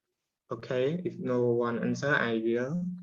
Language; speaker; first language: English; non-native, learner; Khmer